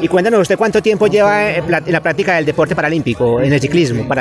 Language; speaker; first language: Spanish; native; Spanish